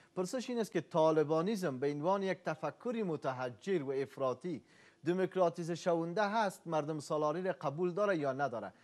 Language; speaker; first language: Persian; native; Persian